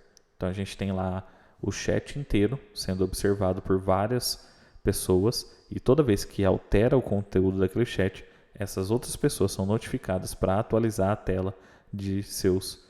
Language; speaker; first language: Portuguese; native; Portuguese